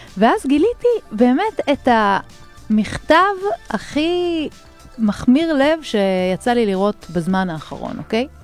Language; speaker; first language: Hebrew; native; Hebrew